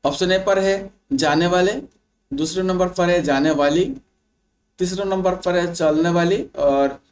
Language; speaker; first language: Hindi; non-native, local second language; Bangla